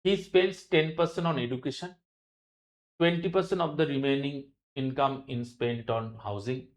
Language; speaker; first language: English; non-native, local second language; Bangla